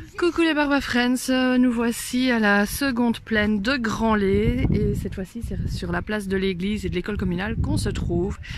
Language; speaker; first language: French; native; French